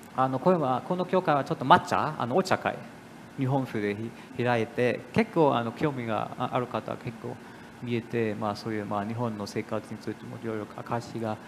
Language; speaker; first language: Japanese; non-native, fluent; German